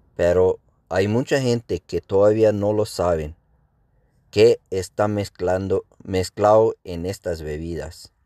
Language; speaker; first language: Spanish; non-native, local second language; Plautdietsch